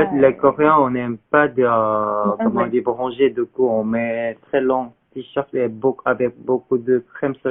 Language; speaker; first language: French; non-native, learner; Korean